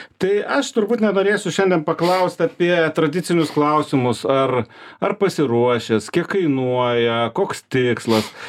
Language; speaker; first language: Lithuanian; native; Lithuanian